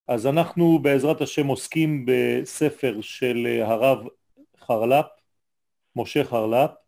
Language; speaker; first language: Hebrew; non-native, fluent; French